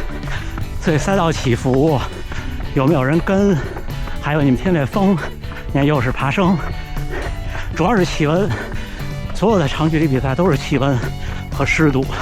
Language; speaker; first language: Chinese; native; Chinese